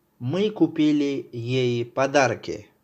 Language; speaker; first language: Russian; non-native, fluent; Tajik